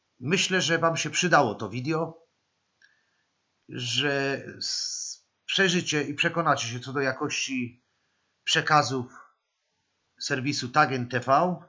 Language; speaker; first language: Polish; native; Polish